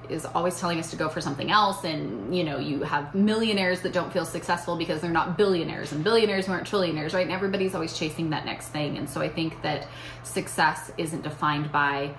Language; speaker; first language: English; native; English